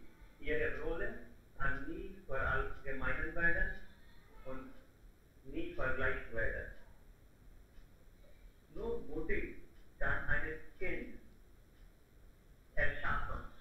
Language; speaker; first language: German; non-native, learner; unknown